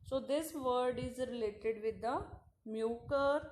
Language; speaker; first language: English; non-native, local second language; Punjabi